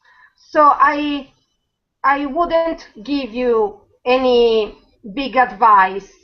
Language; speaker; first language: English; non-native, learner; Italian